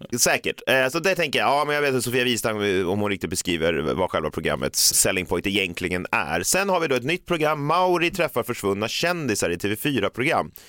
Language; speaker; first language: Swedish; native; Swedish